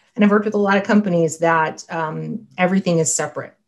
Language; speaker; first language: English; native; English